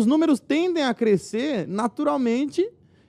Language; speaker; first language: Portuguese; native; Portuguese